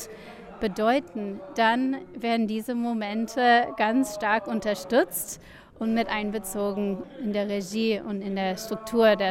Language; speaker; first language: German; non-native, fluent; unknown